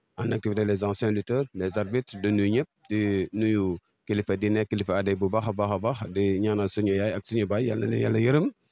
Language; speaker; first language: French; non-native, local second language; Wolof